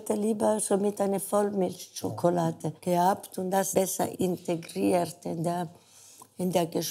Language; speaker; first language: German; non-native, learner; Spanish